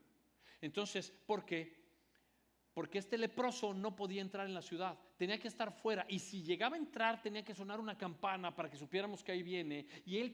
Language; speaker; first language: Spanish; native; Spanish